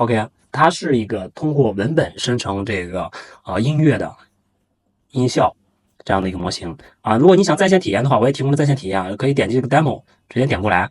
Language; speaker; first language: Chinese; native; Chinese